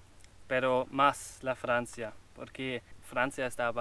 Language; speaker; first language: Spanish; non-native, learner; German